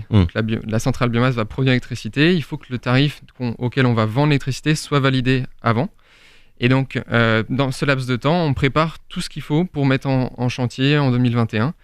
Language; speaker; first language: French; native; French